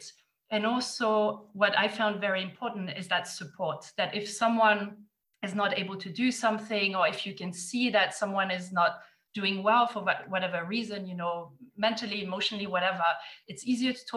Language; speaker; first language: English; non-native, fluent; German